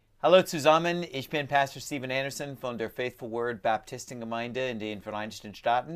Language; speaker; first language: German; non-native, learner; English